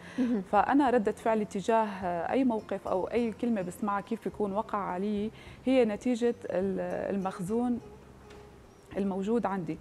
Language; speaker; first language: Arabic; native; Arabic